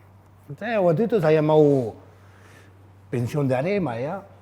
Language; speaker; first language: Indonesian; non-native, fluent; Spanish